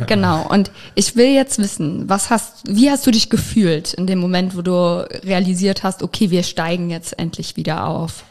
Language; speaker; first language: German; native; German